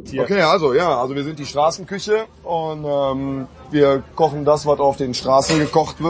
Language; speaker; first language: German; native; German